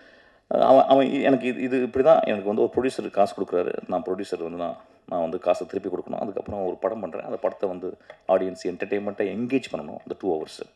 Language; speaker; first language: Tamil; native; Tamil